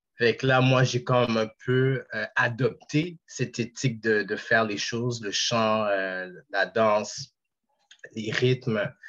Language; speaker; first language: French; native; French